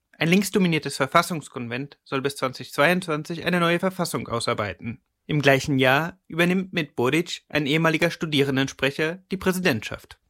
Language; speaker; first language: German; native; German